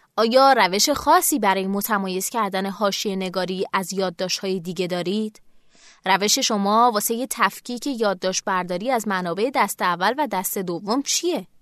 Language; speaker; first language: Persian; native; Persian